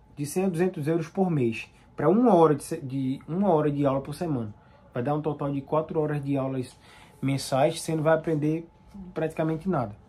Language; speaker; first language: Portuguese; native; Portuguese